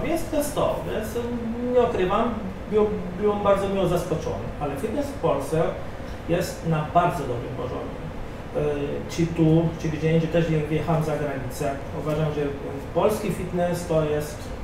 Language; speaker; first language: Polish; non-native, fluent; Arabic